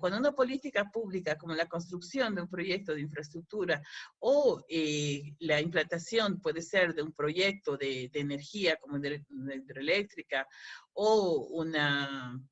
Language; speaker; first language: Spanish; native; Spanish